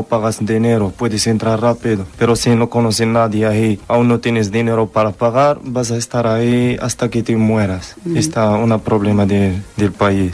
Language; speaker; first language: Spanish; non-native, learner; Arabic